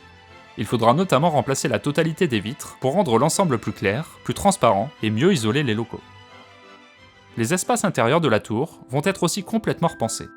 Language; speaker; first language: French; native; French